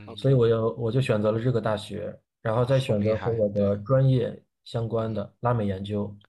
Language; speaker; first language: Chinese; native; Chinese